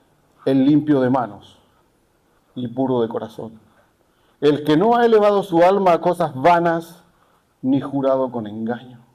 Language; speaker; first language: Spanish; native; Spanish